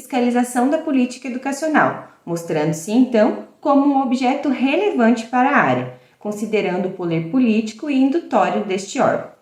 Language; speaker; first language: Portuguese; native; Portuguese